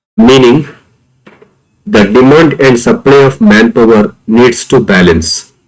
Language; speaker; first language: English; non-native, local second language; Kannada